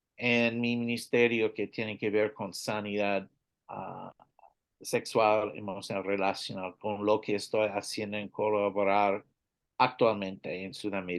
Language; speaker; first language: Spanish; non-native, learner; English